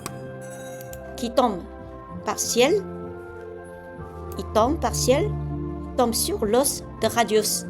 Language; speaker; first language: French; non-native, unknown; Chinese